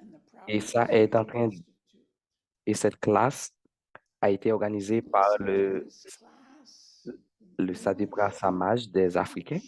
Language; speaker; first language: French; non-native, fluent; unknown